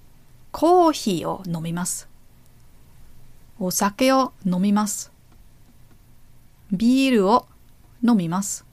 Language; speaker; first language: Japanese; non-native, learner; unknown